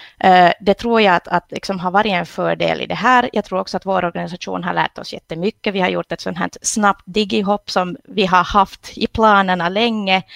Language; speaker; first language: Swedish; native; Swedish